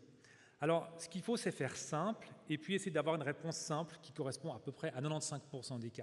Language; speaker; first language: French; native; French